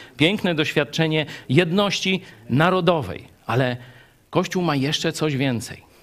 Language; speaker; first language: Polish; native; Polish